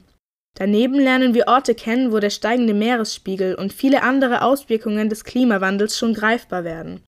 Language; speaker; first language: German; native; German